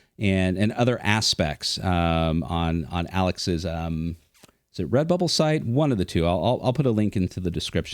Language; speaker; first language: English; native; English